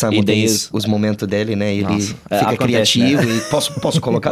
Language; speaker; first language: Portuguese; non-native, fluent; English